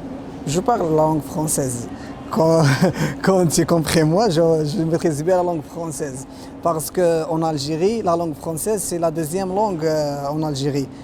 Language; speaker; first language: French; non-native, local second language; Arabic